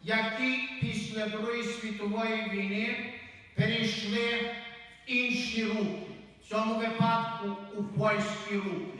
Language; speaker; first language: Ukrainian; native; Ukrainian